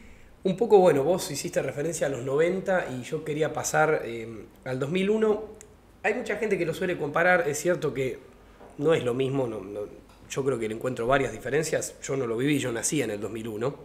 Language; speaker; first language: Spanish; native; Spanish